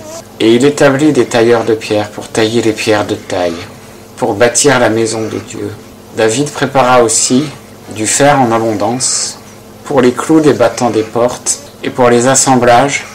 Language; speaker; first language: French; native; French